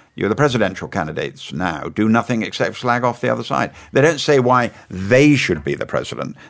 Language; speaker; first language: English; native; English